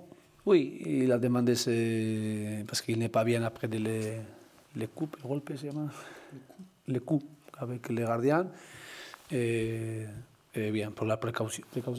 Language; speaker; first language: French; non-native, learner; Spanish